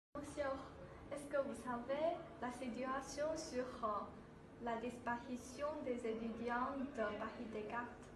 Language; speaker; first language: French; non-native, learner; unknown